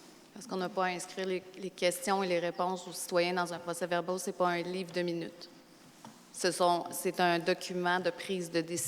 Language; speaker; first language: French; native; French